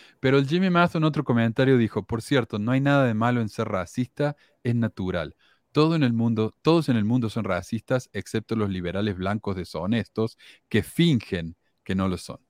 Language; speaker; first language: Spanish; native; Spanish